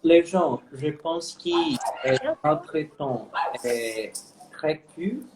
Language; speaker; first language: French; non-native, learner; Portuguese